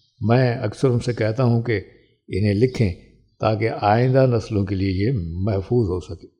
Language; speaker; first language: Urdu; non-native, local second language; Pahari-Potwari